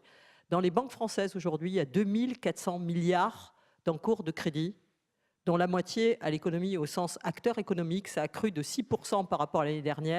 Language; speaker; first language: French; native; French